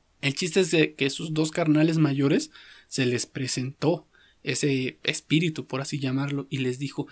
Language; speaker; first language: Spanish; native; Spanish